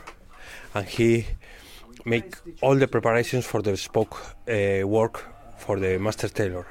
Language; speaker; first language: English; non-native, fluent; Spanish